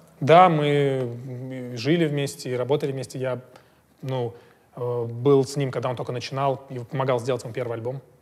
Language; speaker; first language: Russian; native; Russian